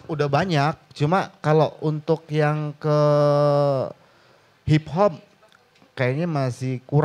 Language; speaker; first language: Indonesian; native; Indonesian